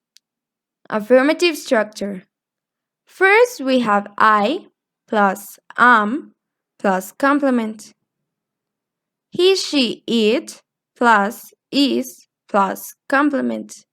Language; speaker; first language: English; non-native, fluent; Spanish